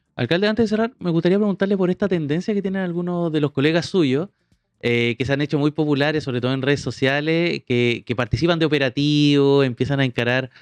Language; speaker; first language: Spanish; native; Spanish